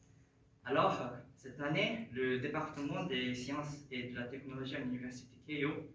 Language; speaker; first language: French; non-native, fluent; Japanese